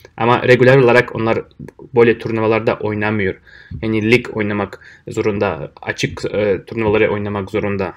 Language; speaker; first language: Turkish; non-native, fluent; Russian